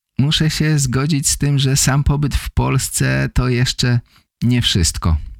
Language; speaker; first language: Polish; native; Polish